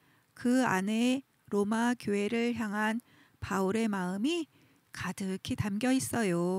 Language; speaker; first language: Korean; native; Korean